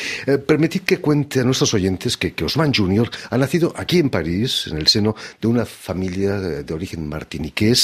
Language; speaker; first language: Spanish; native; Spanish